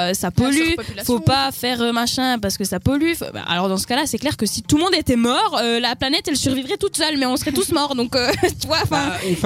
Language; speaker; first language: French; non-native, fluent; Spanish